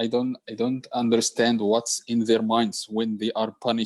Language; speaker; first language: English; non-native, learner; Arabic